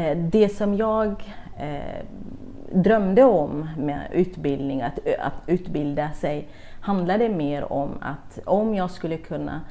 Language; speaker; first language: Swedish; non-native, fluent; Kurdish